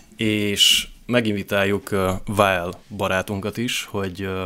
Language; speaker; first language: Hungarian; native; Hungarian